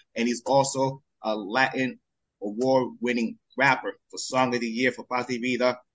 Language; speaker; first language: English; early bilingual, other home language; Spanish